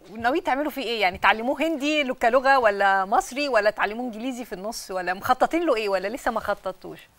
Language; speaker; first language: Arabic; native; Arabic